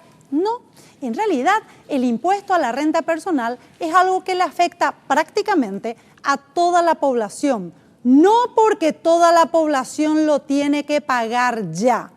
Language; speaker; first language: Spanish; native; Spanish